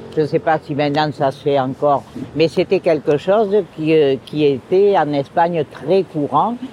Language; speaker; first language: French; early bilingual, other home language; Spanish